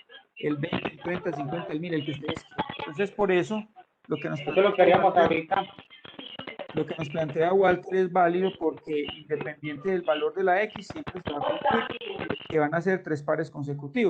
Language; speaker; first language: Spanish; native; Spanish